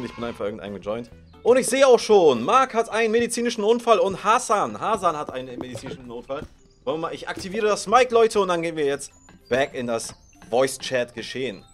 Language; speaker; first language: German; native; German